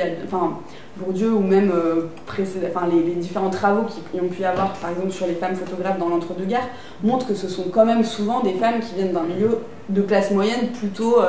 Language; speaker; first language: French; native; French